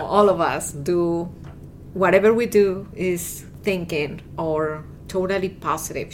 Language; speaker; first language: English; non-native, fluent; Spanish